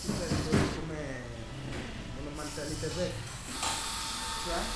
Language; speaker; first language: Italian; non-native, learner; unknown